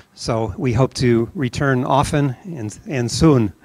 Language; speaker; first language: English; native; English